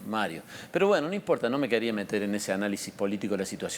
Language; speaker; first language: Spanish; native; Spanish